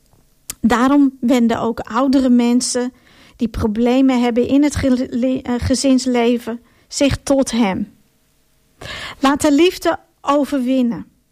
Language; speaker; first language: Dutch; non-native, fluent; Ukrainian